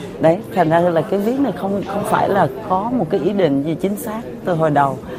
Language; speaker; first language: Vietnamese; early bilingual, heritage; Vietnamese